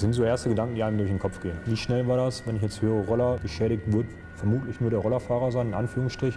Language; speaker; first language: German; native; German